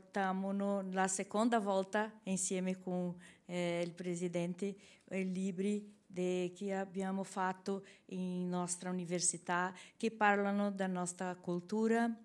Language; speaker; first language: Italian; non-native, learner; Portuguese